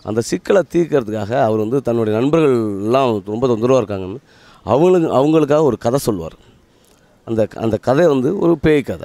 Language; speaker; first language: Tamil; native; Tamil